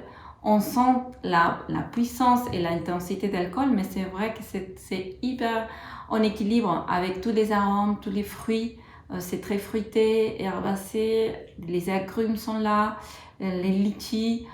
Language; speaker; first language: French; non-native, fluent; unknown